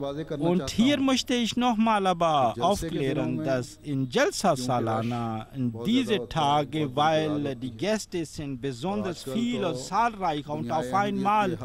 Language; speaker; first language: German; non-native, fluent; Urdu